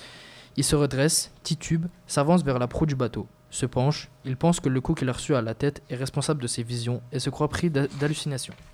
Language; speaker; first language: French; native; French